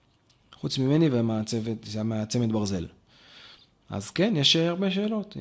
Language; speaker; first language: Hebrew; native; Hebrew